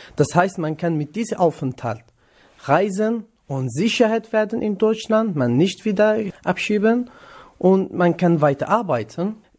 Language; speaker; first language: German; non-native, learner; Kurdish